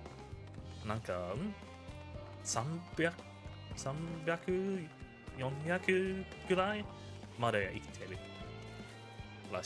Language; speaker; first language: Japanese; non-native, learner; English